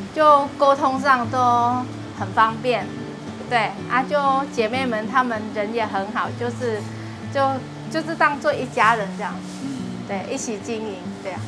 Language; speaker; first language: Chinese; non-native, fluent; Vietnamese